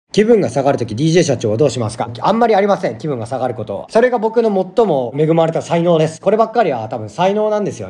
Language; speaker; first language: Japanese; native; Japanese